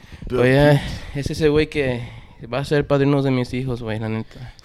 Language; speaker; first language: Spanish; early bilingual, heritage; Spanish